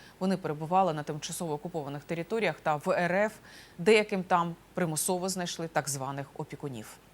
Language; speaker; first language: Ukrainian; native; Ukrainian